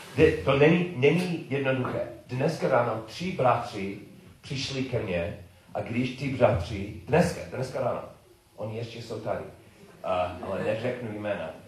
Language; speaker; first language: Czech; non-native, learner; English